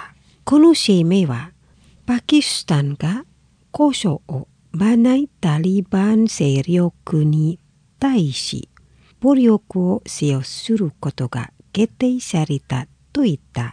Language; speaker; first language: Japanese; non-native, fluent; Indonesian